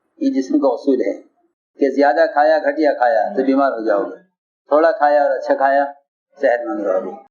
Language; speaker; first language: Urdu; native; Urdu